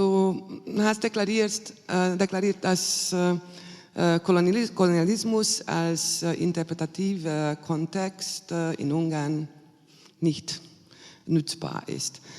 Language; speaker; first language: German; non-native, fluent; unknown